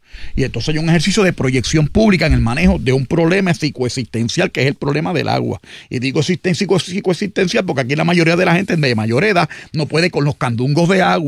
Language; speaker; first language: Spanish; native; Spanish